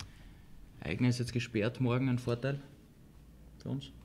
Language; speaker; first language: German; native; German